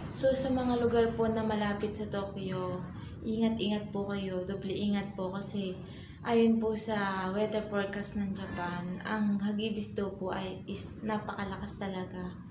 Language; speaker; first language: Filipino; native; Filipino